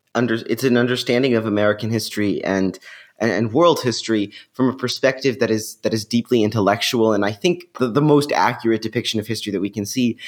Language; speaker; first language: English; native; English